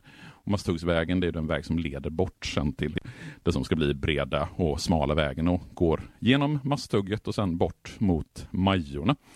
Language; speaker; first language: Swedish; native; Swedish